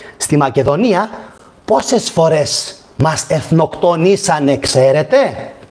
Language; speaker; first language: Greek; native; Greek